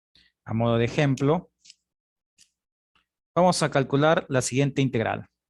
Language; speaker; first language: Spanish; native; Spanish